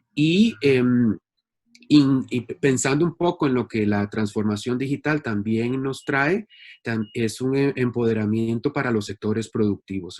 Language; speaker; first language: Spanish; native; Spanish